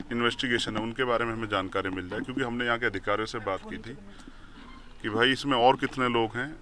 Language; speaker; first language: Hindi; native; Hindi